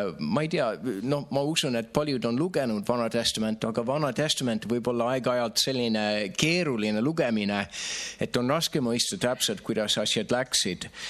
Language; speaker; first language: Estonian; non-native, fluent; English